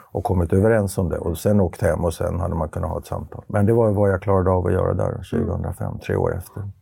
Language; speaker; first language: Swedish; native; Swedish